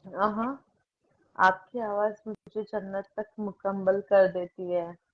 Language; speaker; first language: Hindi; non-native, local second language; Marathi